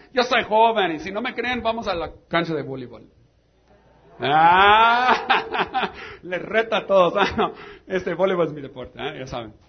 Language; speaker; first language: Spanish; non-native, fluent; English